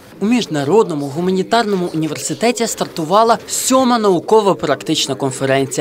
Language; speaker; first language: Ukrainian; native; Ukrainian